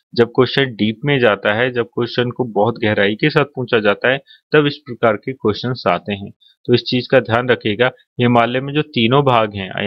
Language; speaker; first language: Hindi; native; Hindi